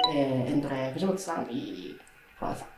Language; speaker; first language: Spanish; non-native, learner; Japanese